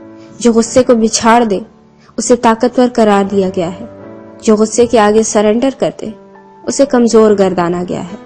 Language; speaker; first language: Urdu; native; Urdu